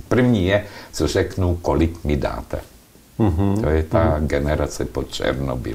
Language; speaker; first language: Czech; non-native, local second language; Slovak